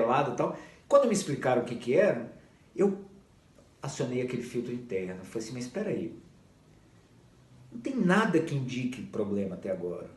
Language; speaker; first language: Portuguese; native; Portuguese